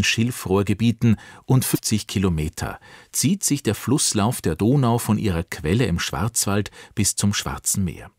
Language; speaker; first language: German; native; German